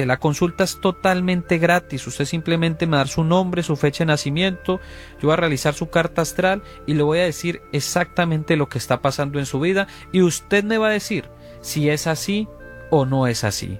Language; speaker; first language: Spanish; native; Spanish